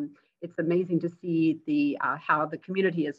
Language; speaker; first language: English; native; English